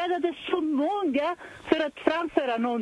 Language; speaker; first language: Swedish; non-native, fluent; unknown